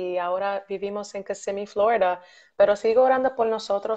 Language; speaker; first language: Spanish; early bilingual, other home language; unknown